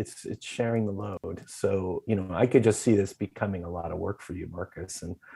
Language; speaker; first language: English; native; English